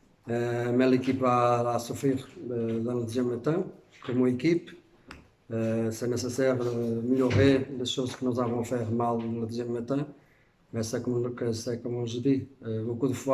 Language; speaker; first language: French; non-native, fluent; Portuguese